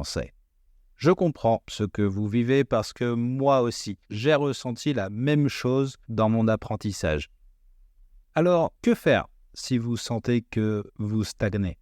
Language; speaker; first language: French; native; French